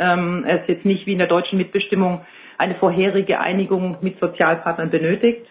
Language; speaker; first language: German; native; German